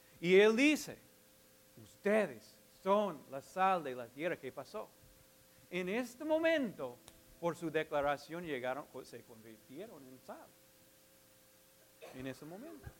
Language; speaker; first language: Spanish; non-native, fluent; English